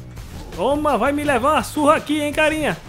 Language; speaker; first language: Portuguese; native; Portuguese